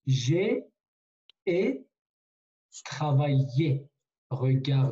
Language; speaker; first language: French; non-native, fluent; Kurdish